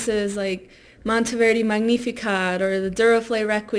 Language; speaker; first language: English; early bilingual, other home language; Spanish